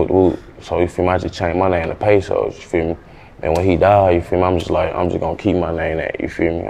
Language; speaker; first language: English; native; English